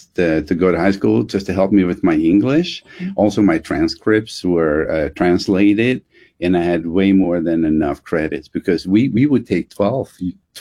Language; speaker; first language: English; non-native, fluent; Dutch